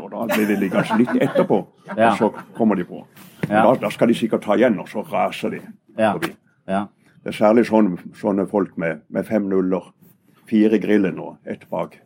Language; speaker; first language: Norwegian; native; Norwegian